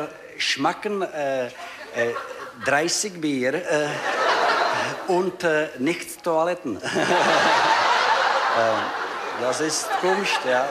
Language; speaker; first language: German; non-native, learner; Czech